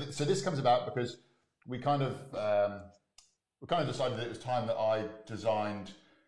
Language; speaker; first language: English; native; English